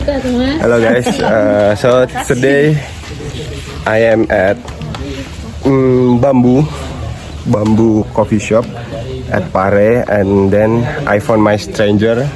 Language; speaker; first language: English; non-native, learner; Indonesian